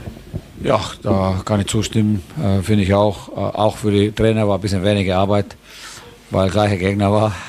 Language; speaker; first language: German; non-native, fluent; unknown